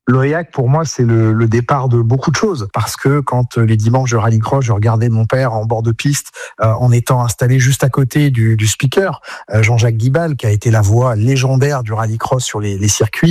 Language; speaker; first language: French; native; French